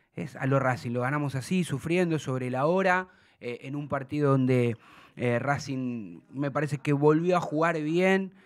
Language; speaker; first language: Spanish; native; Spanish